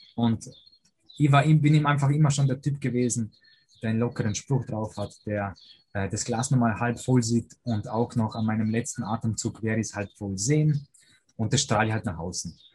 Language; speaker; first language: German; early bilingual, other home language; Polish